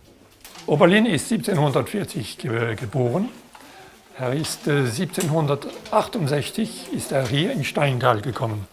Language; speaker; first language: German; non-native, fluent; French